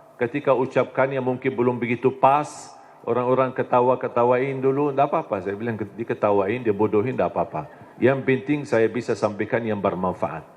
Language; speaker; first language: Indonesian; non-native, fluent; Arabic